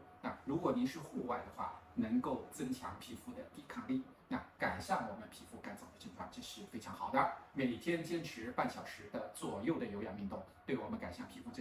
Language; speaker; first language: Chinese; native; Chinese